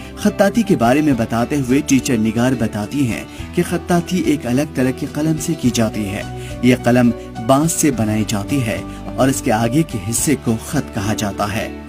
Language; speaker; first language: Urdu; native; Urdu